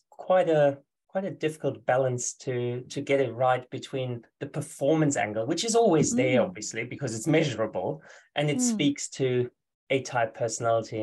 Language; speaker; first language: English; non-native, fluent; German